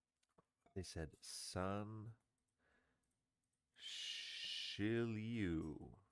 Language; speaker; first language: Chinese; non-native, learner; English